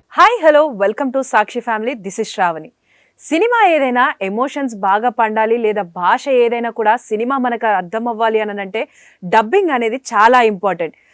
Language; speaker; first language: Telugu; native; Telugu